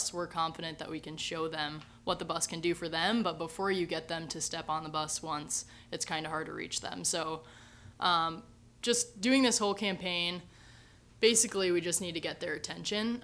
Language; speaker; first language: English; native; English